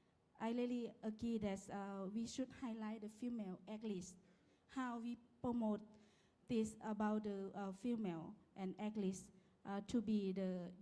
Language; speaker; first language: English; non-native, learner; Lao